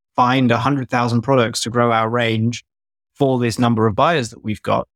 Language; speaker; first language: English; native; English